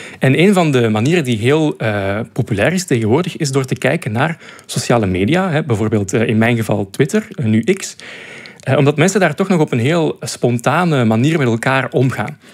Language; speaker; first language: Dutch; native; Dutch